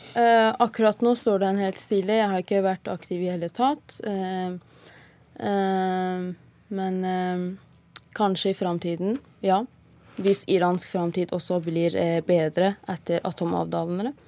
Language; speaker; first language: Norwegian; non-native, fluent; Persian